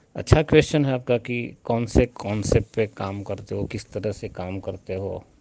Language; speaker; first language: Hindi; non-native, local second language; Gujarati